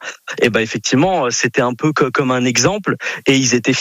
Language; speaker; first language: French; native; French